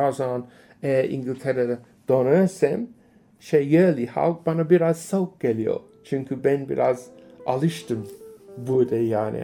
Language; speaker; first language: Turkish; non-native, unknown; English